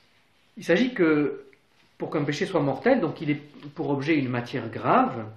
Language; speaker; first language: French; native; French